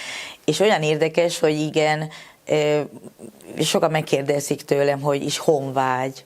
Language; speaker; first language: Hungarian; non-native, fluent; Spanish